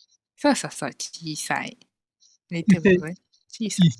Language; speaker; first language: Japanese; non-native, fluent; Malay